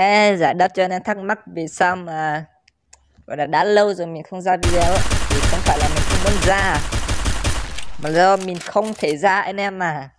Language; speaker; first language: Vietnamese; native; Vietnamese